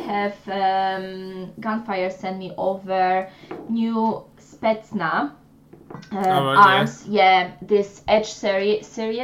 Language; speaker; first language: English; non-native, fluent; Polish